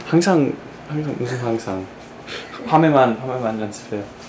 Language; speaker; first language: Korean; non-native, learner; English